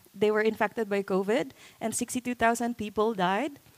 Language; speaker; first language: English; non-native, local second language; Cebuano